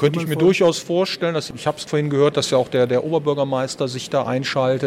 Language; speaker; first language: German; native; German